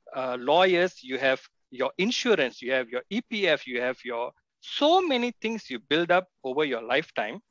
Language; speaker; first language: English; non-native, local second language; Tamil